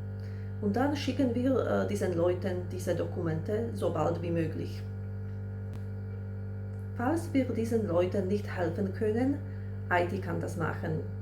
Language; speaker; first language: German; non-native, fluent; Slovak